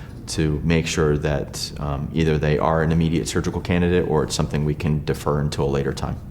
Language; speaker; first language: English; native; English